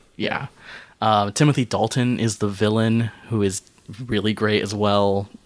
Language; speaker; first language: English; native; English